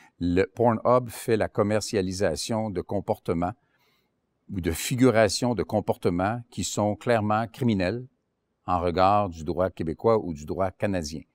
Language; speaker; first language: French; native; French